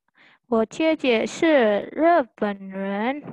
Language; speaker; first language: Chinese; non-native, learner; Indonesian